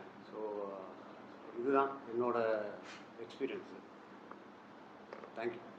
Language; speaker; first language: Tamil; native; Tamil